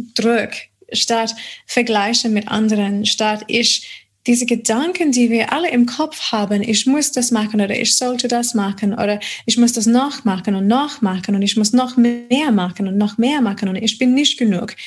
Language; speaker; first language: German; non-native, fluent; English